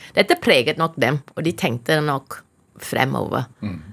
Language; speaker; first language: Norwegian; non-native, fluent; Malay